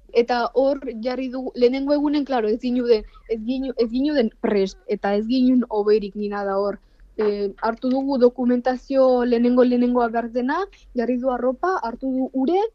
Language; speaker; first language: Basque; non-native, fluent; Ukrainian